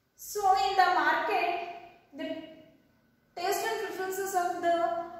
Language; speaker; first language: English; non-native, local second language; Kannada